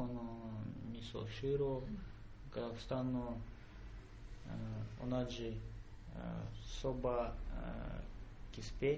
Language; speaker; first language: Japanese; non-native, learner; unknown